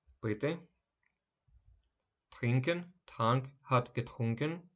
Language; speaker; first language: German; non-native, fluent; Ukrainian